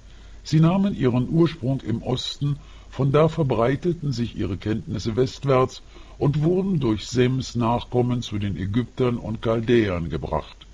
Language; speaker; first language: German; native; German